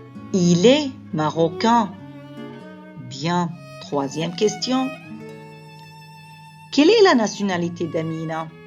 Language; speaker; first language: French; non-native, fluent; Arabic